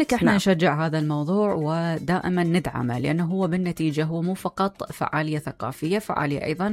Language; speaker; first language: Arabic; native; Arabic